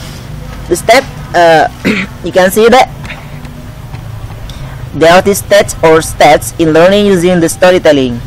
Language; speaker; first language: English; non-native, learner; Indonesian